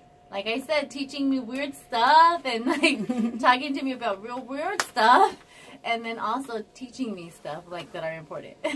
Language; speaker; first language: English; early bilingual, other home language; Spanish